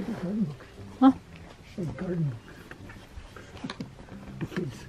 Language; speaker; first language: English; native; English